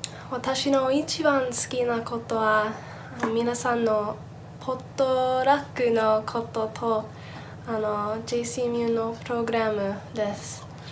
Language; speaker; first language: Japanese; non-native, learner; English